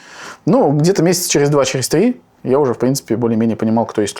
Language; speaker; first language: Russian; native; Russian